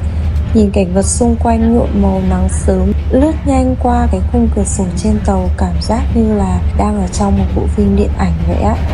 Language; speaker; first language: Vietnamese; native; Vietnamese